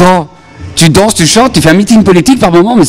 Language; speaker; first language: French; native; French